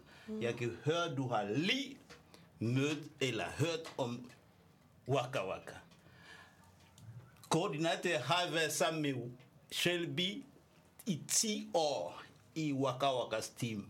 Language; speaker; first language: Danish; non-native, learner; French